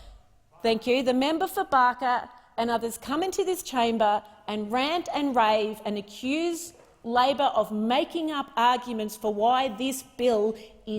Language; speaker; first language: English; native; English